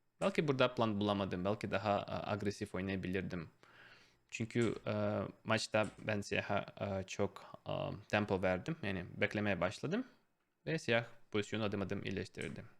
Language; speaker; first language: Turkish; non-native, fluent; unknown